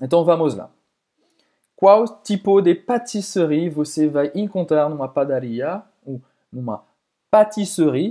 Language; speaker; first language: Portuguese; non-native, fluent; French